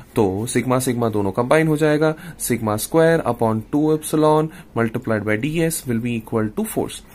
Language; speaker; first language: Hindi; non-native, local second language; Malayalam